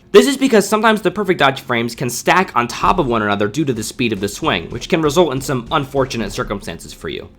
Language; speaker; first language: English; native; English